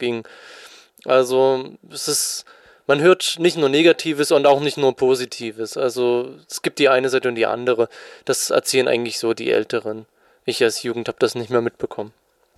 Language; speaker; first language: German; native; German